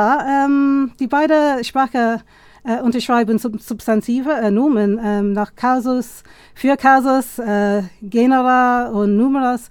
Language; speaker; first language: German; non-native, fluent; English